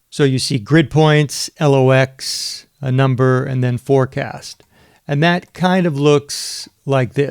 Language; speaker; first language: English; native; English